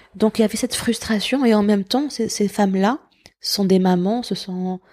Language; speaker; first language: French; non-native, local second language; Arabic